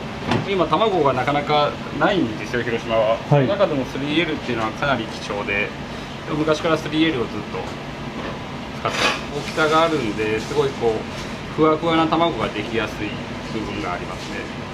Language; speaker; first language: Japanese; native; Japanese